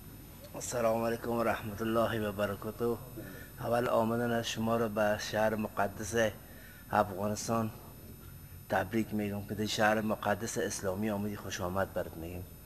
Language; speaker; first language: Persian; native; Persian